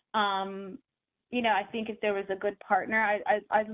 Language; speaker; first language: English; native; English